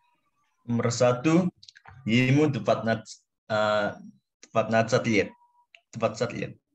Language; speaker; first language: Russian; non-native, learner; Indonesian